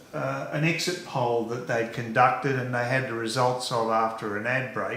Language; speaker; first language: English; native; English